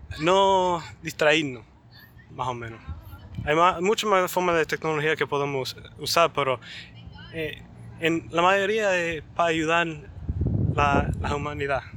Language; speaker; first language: Spanish; early bilingual, heritage; Spanish